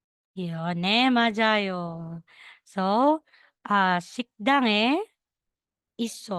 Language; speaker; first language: Korean; non-native, learner; Filipino